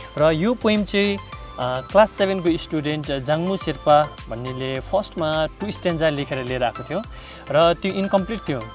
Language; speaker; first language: Nepali; non-native, local second language; Sherpa